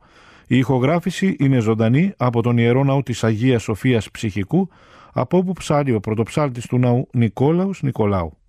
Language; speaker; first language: Greek; native; Greek